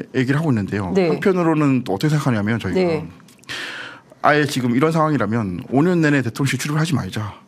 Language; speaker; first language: Korean; native; Korean